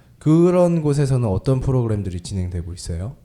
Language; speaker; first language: Korean; native; Korean